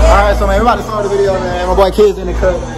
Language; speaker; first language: English; native; English